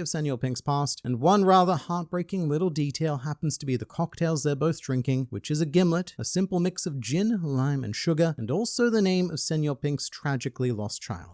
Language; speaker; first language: English; native; English